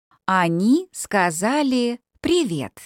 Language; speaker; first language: Russian; non-native, learner; English